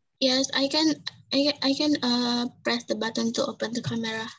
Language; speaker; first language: English; non-native, local second language; Indonesian